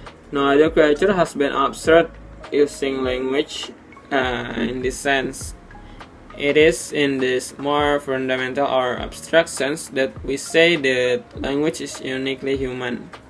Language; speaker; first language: English; non-native, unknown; Indonesian